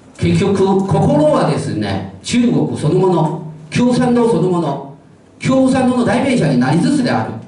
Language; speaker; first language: Japanese; non-native, fluent; Chinese